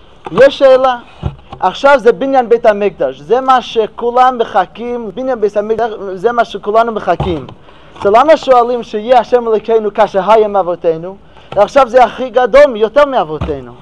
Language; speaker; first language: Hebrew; non-native, learner; English